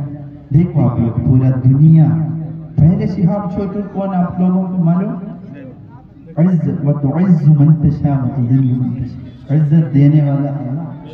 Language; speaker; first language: Hindi; non-native, local second language; Malayalam